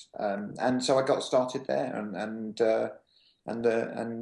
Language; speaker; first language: English; native; English